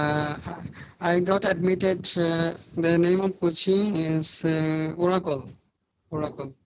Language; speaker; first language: English; non-native, learner; Bangla